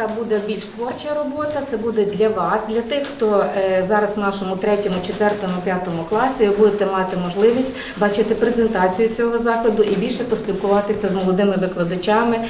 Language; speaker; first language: Ukrainian; native; Ukrainian